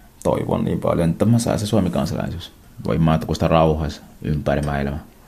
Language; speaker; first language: Finnish; non-native, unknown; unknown